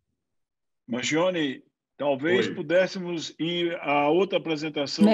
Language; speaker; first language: Portuguese; non-native, learner; Spanish